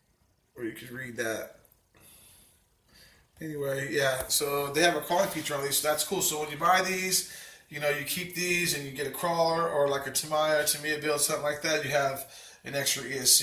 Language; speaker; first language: English; native; English